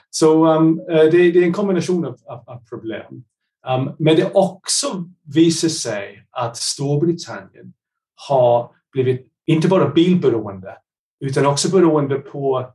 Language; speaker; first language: Swedish; non-native, fluent; English